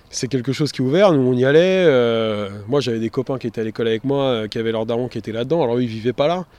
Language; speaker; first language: French; native; French